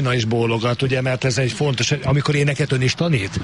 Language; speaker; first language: Hungarian; native; Hungarian